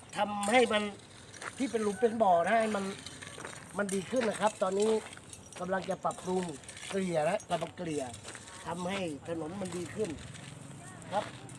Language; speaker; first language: Thai; native; Thai